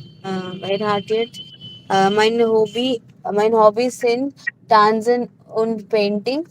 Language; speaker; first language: German; non-native, learner; Malayalam